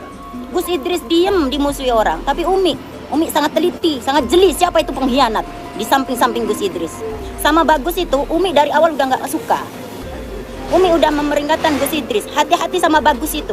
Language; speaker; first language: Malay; non-native, local second language; Javanese